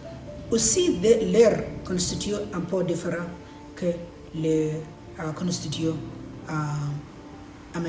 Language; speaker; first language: French; non-native, learner; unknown